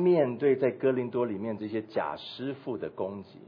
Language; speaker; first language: Chinese; native; Chinese